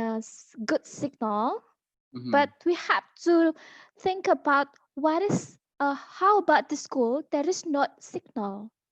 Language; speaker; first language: English; non-native, fluent; Indonesian